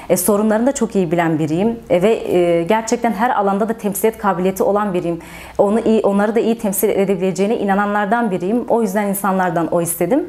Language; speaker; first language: Turkish; native; Turkish